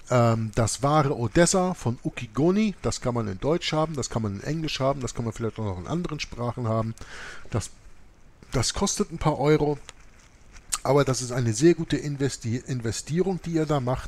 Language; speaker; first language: German; native; German